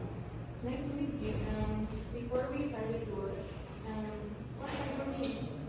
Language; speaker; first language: English; non-native, learner; Spanish